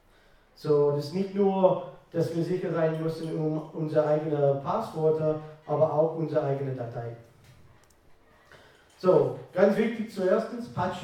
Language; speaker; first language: German; non-native, fluent; English